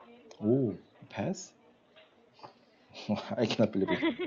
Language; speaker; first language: English; non-native, learner; Korean